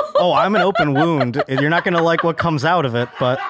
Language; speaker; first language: English; native; English